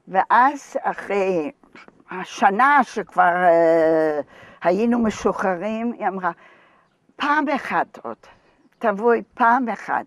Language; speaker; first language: Hebrew; non-native, fluent; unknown